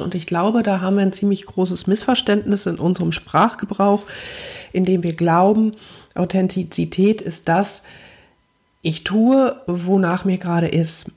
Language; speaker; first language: German; native; German